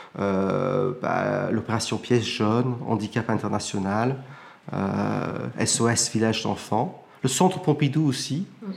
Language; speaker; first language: French; early bilingual, heritage; French